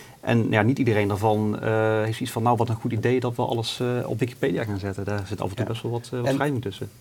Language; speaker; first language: Dutch; native; Dutch